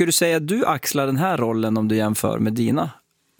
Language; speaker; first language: Swedish; native; Swedish